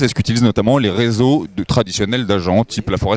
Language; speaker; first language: French; native; French